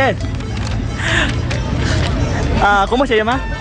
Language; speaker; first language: Spanish; non-native, learner; Thai